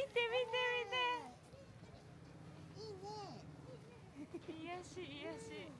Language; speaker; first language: Japanese; native; Japanese